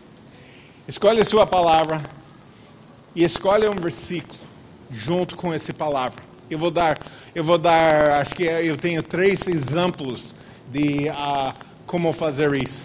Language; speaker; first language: Portuguese; non-native, fluent; English